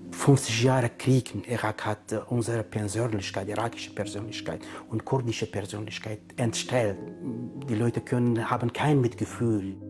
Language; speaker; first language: German; non-native, fluent; Kurdish